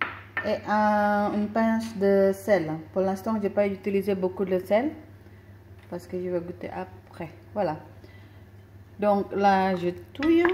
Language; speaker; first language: French; non-native, fluent; Indonesian